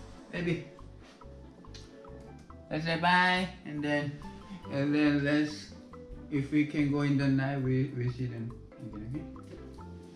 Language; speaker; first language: English; non-native, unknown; Korean